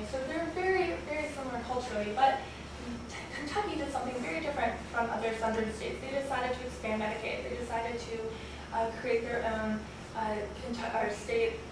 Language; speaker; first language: English; native; English